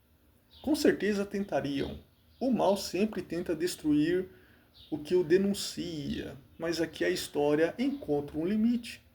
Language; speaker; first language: Portuguese; native; Portuguese